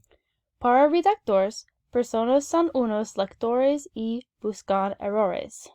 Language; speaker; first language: Spanish; non-native, learner; English